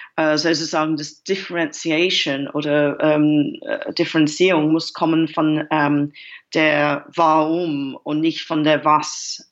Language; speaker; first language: German; non-native, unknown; English